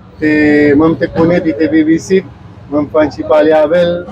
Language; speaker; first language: Haitian Creole; non-native, learner; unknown